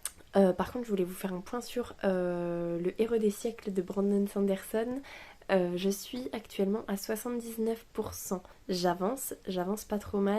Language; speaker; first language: French; native; French